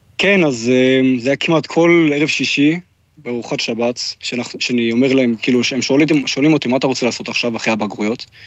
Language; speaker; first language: Hebrew; non-native, fluent; German